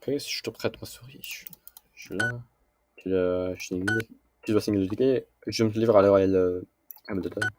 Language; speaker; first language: French; non-native, learner; English